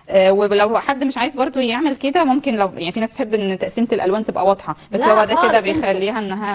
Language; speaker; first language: Arabic; native; Arabic